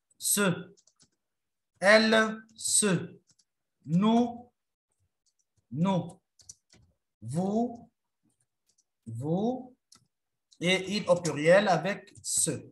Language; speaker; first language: French; non-native, local second language; Arabic